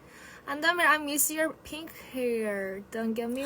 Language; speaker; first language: English; non-native, learner; Korean